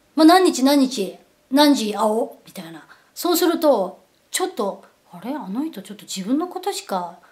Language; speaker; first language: Japanese; non-native, fluent; Korean